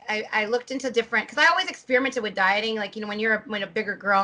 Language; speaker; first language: English; native; English